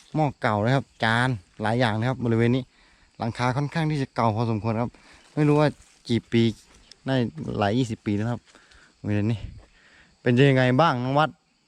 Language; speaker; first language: Thai; non-native, local second language; Karen languages